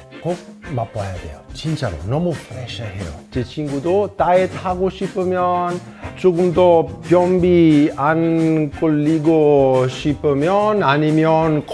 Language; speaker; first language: Korean; non-native, fluent; Italian